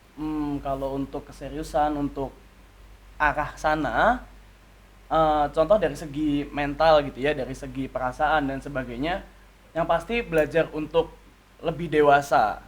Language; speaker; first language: Indonesian; native; Indonesian